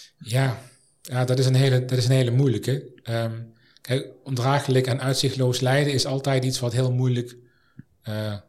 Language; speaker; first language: Dutch; native; Dutch